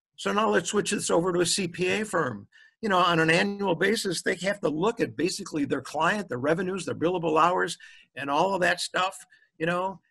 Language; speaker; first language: English; native; English